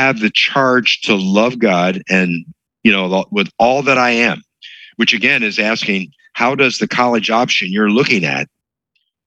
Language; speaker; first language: English; native; English